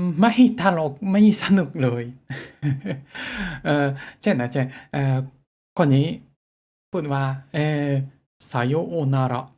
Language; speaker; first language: Thai; non-native, learner; Japanese